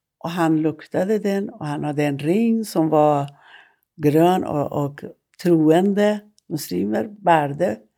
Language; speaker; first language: Swedish; non-native, fluent; Persian